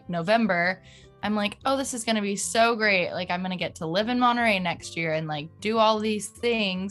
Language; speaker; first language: English; native; English